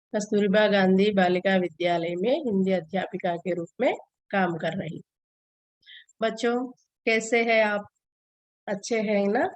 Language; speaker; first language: Hindi; non-native, local second language; Telugu